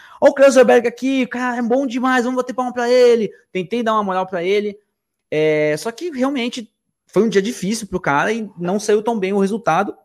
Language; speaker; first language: Portuguese; early bilingual, other home language; Spanish